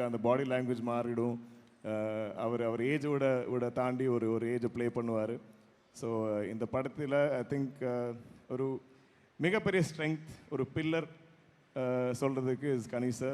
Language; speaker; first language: Tamil; non-native, local second language; Malayalam